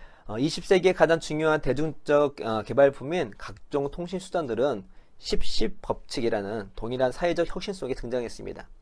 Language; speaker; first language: Korean; native; Korean